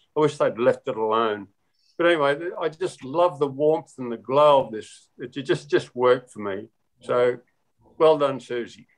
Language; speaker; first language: English; native; English